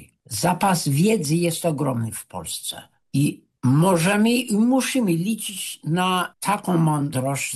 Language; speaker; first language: Polish; non-native, fluent; English